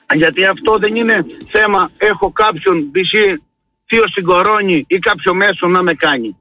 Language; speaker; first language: Greek; native; Greek